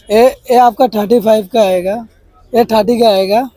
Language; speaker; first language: Hindi; non-native, learner; Bangla